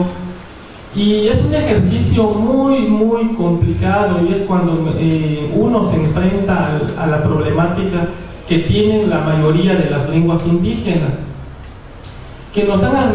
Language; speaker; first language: Spanish; non-native, local second language; Zapotec